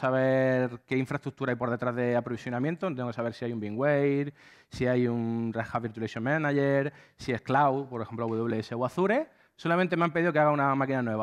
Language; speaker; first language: Spanish; native; Spanish